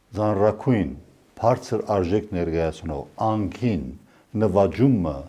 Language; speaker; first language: Armenian; early bilingual, heritage; Armenian